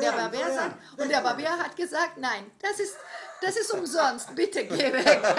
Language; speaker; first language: German; non-native, fluent; Greek